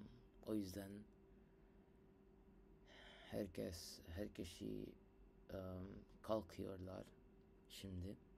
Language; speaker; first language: Turkish; non-native, learner; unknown